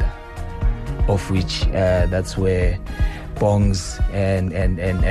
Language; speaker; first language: English; non-native, local second language; Zulu